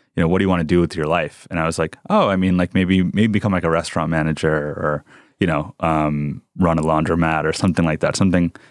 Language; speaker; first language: English; early bilingual, other home language; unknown